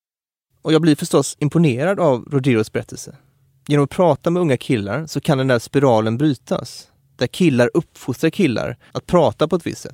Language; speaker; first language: Swedish; native; Swedish